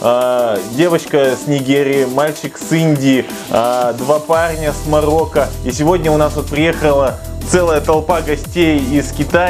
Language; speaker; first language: Russian; native; Russian